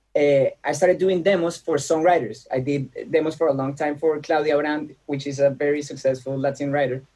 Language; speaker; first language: English; non-native, fluent; Spanish